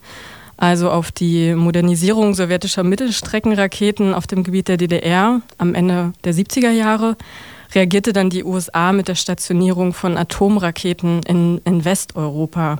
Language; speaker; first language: German; native; German